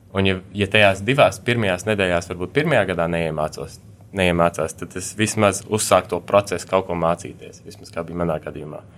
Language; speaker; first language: Latvian; early bilingual, heritage; Latvian